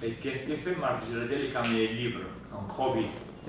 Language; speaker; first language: French; non-native, learner; Bulgarian